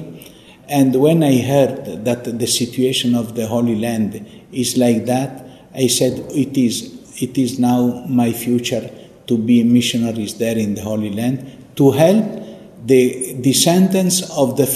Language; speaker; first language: English; non-native, fluent; Italian